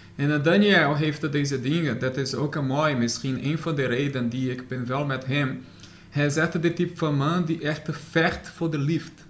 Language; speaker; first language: Dutch; non-native, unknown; Portuguese